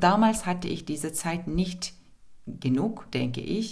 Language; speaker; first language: German; non-native, fluent; Turkish